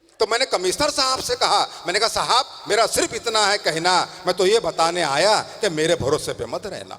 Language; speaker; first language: Hindi; non-native, local second language; Tamil